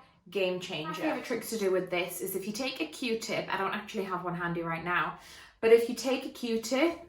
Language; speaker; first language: English; native; English